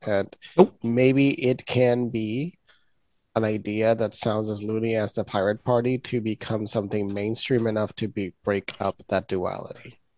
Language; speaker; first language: English; non-native, local second language; Spanish